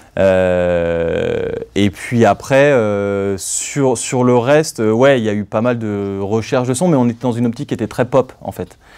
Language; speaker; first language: French; native; French